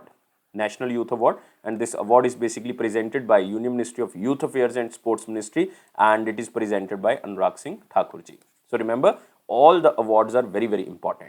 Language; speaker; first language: English; non-native, local second language; Hindi